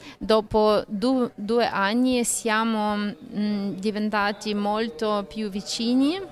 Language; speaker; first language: Italian; non-native, fluent; Ukrainian